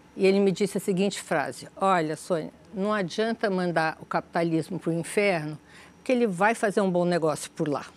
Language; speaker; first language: Portuguese; native; Portuguese